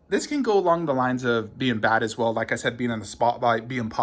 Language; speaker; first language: English; native; English